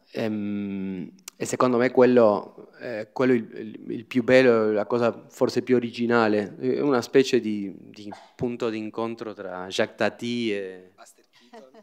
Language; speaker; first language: Italian; non-native, fluent; Spanish